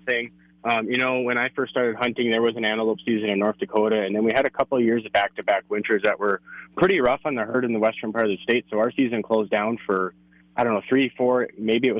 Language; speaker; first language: English; native; English